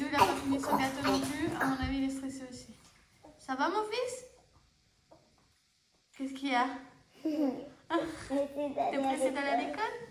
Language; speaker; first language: French; native; French